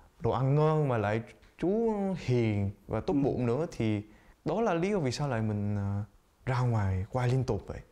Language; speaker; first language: Vietnamese; early bilingual, other home language; Korean